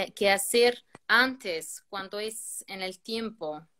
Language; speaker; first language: Spanish; non-native, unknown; Albanian